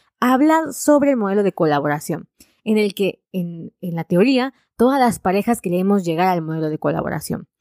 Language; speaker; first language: Spanish; native; Spanish